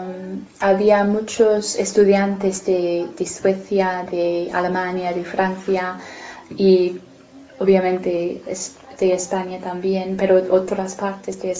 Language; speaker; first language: Spanish; non-native, fluent; English